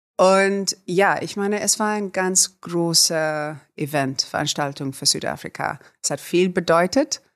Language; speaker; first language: German; non-native, fluent; Afrikaans